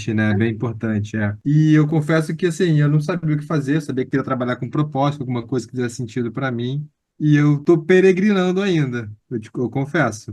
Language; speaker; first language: Portuguese; native; Portuguese